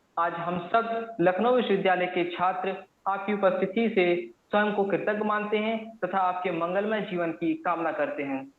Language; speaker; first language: Hindi; native; Hindi